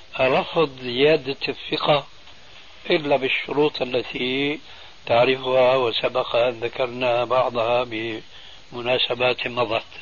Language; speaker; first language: Arabic; early bilingual, other home language; Albanian